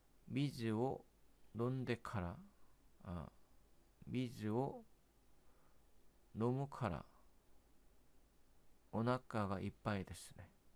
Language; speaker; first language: Japanese; non-native, learner; Korean